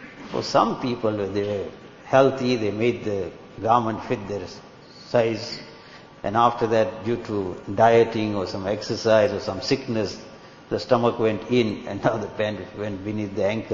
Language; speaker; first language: English; native; English